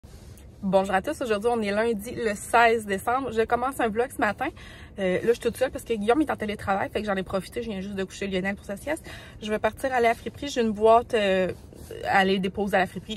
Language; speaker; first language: French; native; French